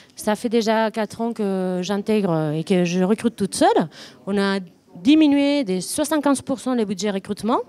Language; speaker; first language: French; non-native, fluent; Spanish